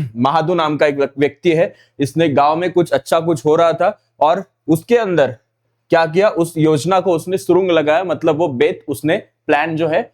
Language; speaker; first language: Hindi; non-native, local second language; Marathi